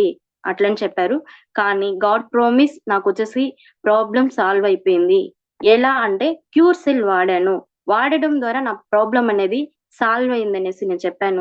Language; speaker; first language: Telugu; native; Telugu